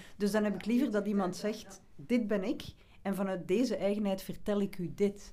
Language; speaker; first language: Dutch; native; Dutch